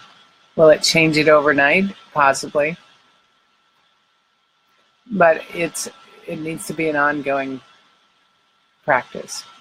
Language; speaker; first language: English; native; English